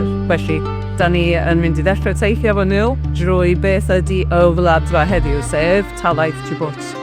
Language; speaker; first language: Welsh; native; Welsh